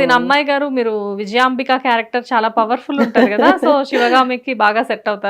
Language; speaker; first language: Telugu; native; Telugu